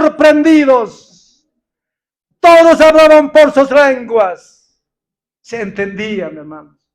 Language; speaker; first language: Spanish; non-native, local second language; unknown